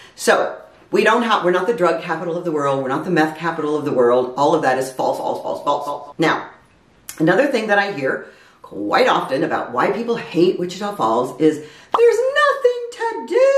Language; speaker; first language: English; native; English